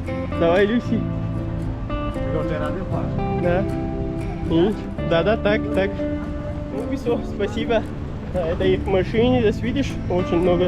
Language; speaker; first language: Russian; non-native, learner; Pashto